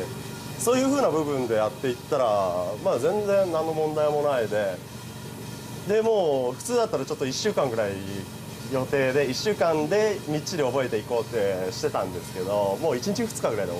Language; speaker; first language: Japanese; native; Japanese